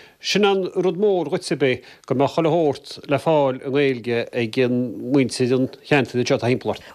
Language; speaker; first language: Irish; native; Irish